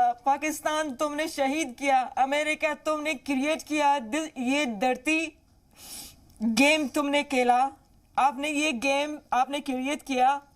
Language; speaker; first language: Hindi; non-native, learner; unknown